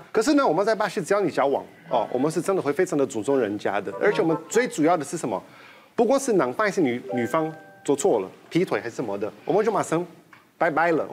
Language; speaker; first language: Chinese; non-native, fluent; Portuguese